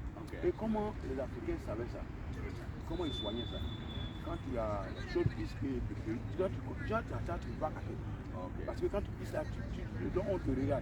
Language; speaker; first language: French; non-native, local second language; Baoulé